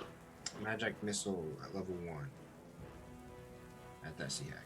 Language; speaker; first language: English; native; English